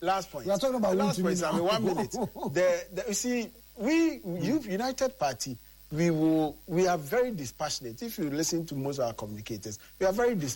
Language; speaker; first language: English; non-native, local second language; Akan